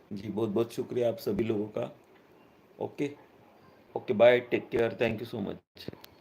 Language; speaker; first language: Hindi; non-native, local second language; Marathi